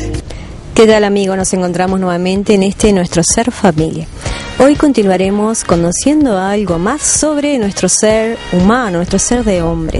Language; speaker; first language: Spanish; native; Spanish